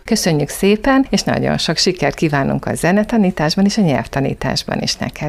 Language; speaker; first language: Hungarian; native; Hungarian